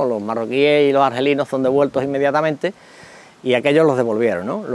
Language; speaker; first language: Spanish; native; Spanish